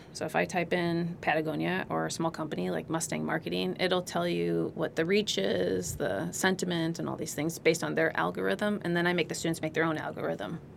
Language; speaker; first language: English; native; English